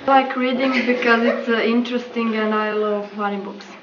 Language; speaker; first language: English; non-native, learner; Croatian